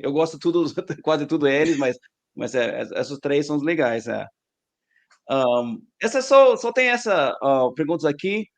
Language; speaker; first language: Portuguese; non-native, learner; English